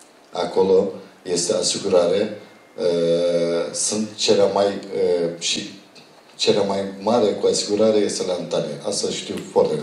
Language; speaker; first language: Romanian; non-native, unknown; Turkish